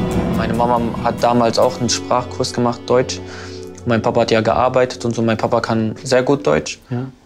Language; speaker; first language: German; early bilingual, other home language; Albanian